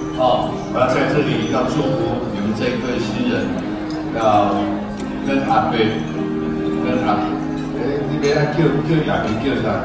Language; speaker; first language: Chinese; non-native, local second language; Min Nan Chinese